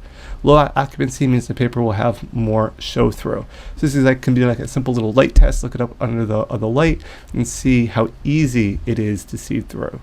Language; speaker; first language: English; native; English